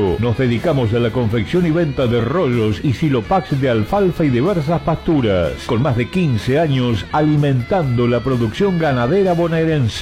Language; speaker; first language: Spanish; native; Spanish